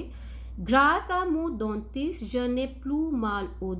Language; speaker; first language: French; non-native, fluent; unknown